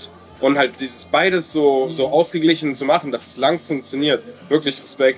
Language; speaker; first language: German; native; German